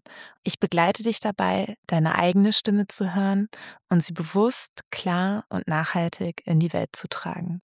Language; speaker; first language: German; native; German